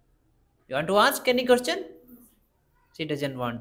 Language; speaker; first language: English; non-native, local second language; Hindi